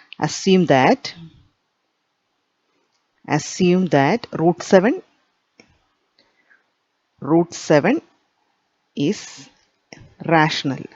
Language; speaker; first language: English; non-native, local second language; Malayalam